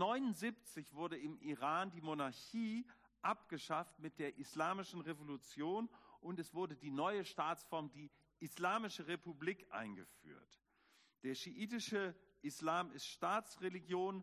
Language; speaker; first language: German; native; German